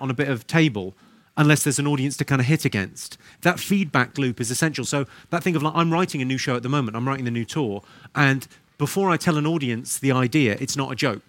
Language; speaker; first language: English; native; English